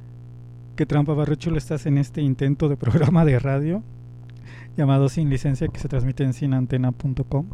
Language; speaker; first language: Spanish; native; Spanish